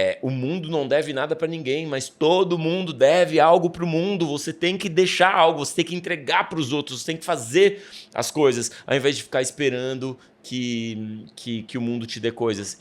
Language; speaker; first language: Portuguese; native; Portuguese